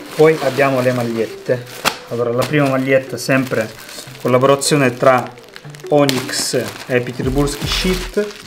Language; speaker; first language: Italian; early bilingual, other home language; Russian